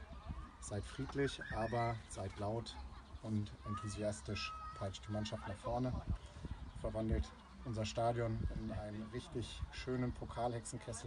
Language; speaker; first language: German; native; German